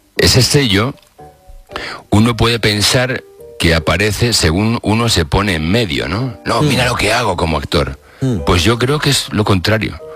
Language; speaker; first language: Spanish; native; Spanish